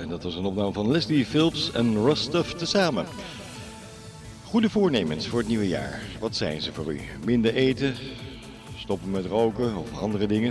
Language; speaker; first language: Dutch; native; Dutch